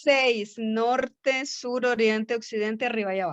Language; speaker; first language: Spanish; native; Spanish